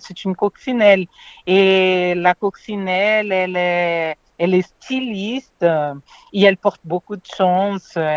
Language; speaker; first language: French; non-native, fluent; Portuguese